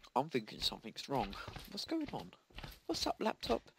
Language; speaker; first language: English; native; English